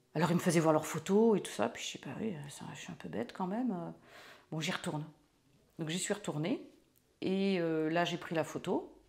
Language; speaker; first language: French; native; French